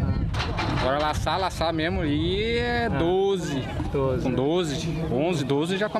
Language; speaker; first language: Portuguese; native; Portuguese